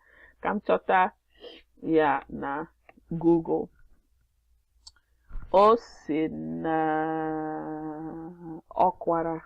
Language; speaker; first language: Igbo; non-native, learner; English